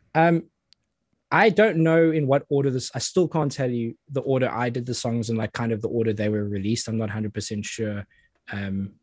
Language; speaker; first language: English; native; English